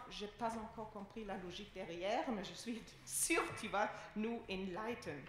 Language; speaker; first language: French; non-native, fluent; German